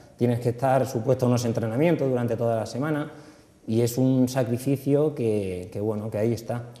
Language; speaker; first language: Spanish; native; Spanish